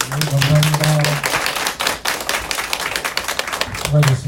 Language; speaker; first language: Korean; native; Korean